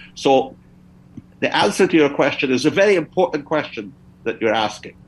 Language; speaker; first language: English; early bilingual, other home language; Persian